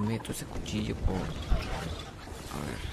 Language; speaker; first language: Spanish; native; Spanish